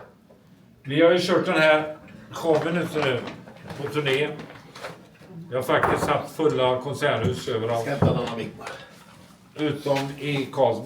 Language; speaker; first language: Swedish; native; Swedish